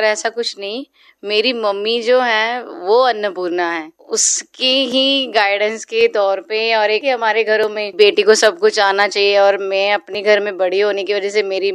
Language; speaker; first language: Hindi; non-native, local second language; Marathi